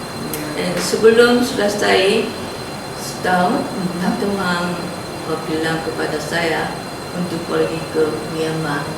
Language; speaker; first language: Indonesian; non-native, learner; Korean